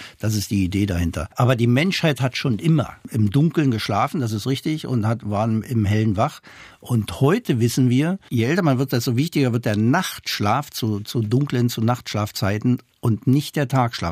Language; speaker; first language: German; non-native, fluent; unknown